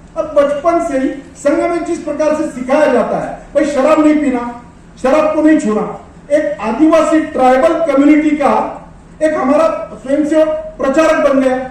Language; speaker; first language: Hindi; non-native, local second language; Marwari